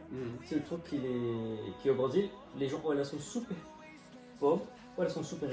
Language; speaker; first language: French; non-native, fluent; Portuguese